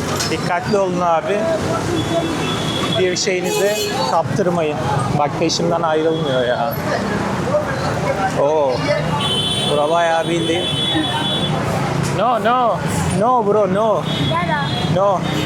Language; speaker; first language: Turkish; native; Turkish